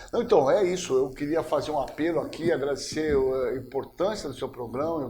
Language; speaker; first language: Portuguese; native; Portuguese